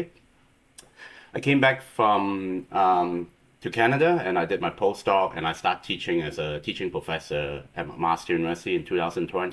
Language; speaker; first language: English; non-native, local second language; Cantonese